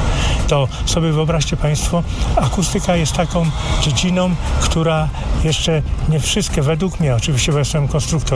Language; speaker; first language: Polish; native; Polish